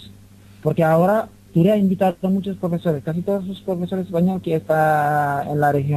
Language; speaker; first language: Spanish; non-native, learner; Wolof